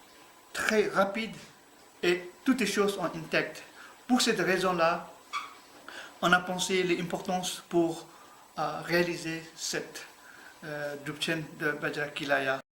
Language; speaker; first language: French; non-native, learner; Tibetan